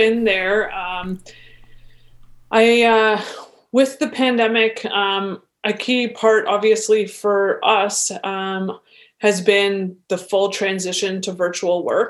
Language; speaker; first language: English; native; English